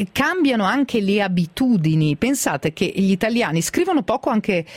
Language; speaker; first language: Italian; native; Italian